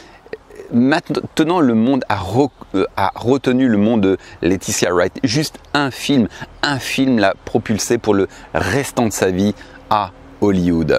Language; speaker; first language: French; native; French